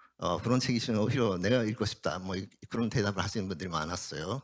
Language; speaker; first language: Korean; non-native, fluent; Japanese